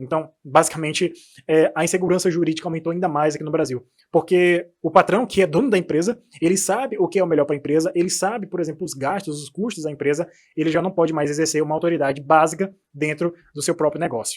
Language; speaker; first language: Portuguese; native; Portuguese